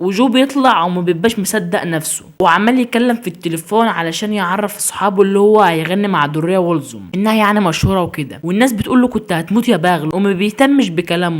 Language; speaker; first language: Arabic; native; Arabic